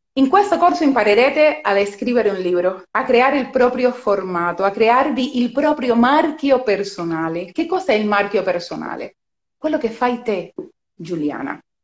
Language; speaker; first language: Italian; non-native, fluent; Spanish